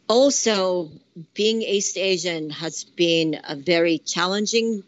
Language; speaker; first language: English; non-native, fluent; Japanese